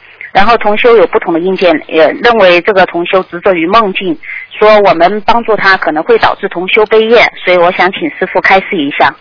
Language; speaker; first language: Chinese; native; Chinese